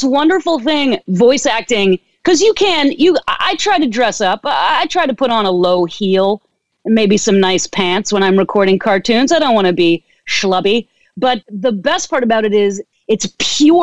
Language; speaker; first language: English; native; English